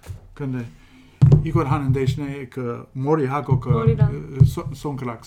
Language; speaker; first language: Korean; non-native, fluent; English